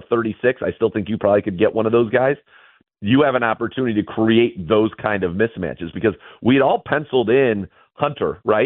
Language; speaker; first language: English; native; English